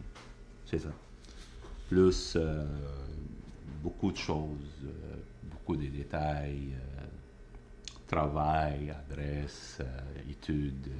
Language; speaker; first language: French; non-native, fluent; Arabic